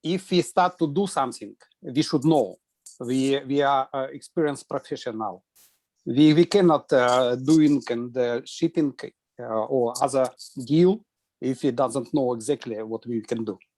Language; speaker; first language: English; non-native, learner; Russian